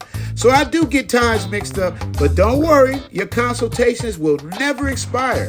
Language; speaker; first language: English; native; English